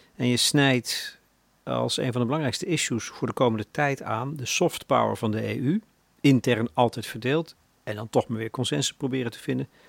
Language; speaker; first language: Dutch; native; Dutch